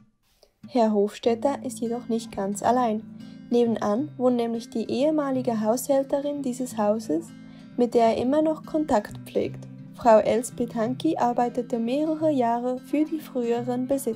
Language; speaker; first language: German; native; German